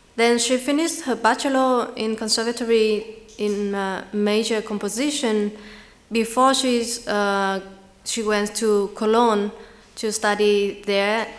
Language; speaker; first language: English; non-native, fluent; Vietnamese